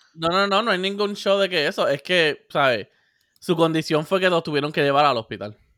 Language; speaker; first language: Spanish; native; Spanish